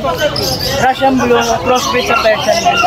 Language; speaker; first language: Filipino; native; Filipino